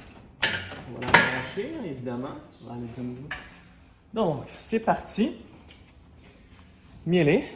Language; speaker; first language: French; native; French